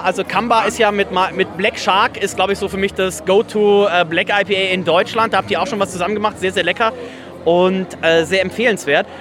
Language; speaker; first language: German; native; German